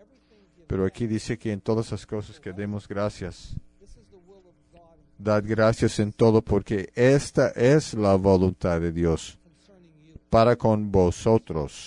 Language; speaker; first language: Spanish; non-native, fluent; English